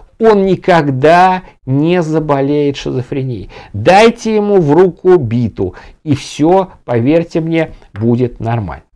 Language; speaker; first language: Russian; native; Russian